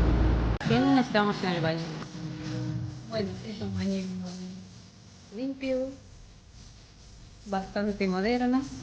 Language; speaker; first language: Spanish; non-native, fluent; Russian